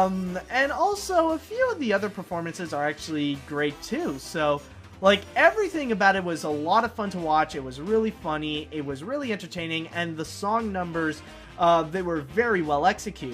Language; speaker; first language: English; native; English